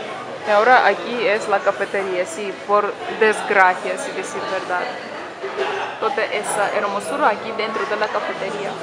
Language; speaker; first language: Spanish; non-native, fluent; Russian